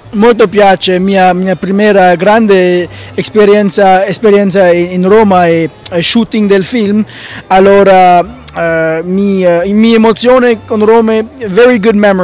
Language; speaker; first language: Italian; non-native, learner; English